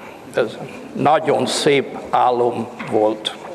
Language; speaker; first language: Hungarian; non-native, learner; English